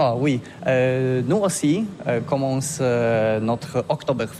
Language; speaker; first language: French; non-native, learner; Polish